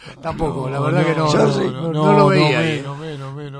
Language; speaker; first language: Spanish; native; Spanish